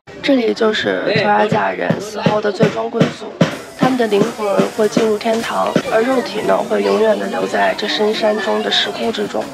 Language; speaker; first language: Chinese; native; Chinese